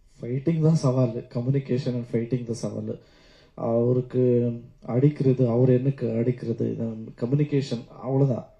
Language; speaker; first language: Tamil; non-native, learner; Kannada